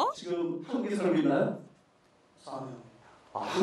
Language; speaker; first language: Korean; native; Korean